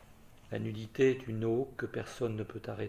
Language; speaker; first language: French; native; French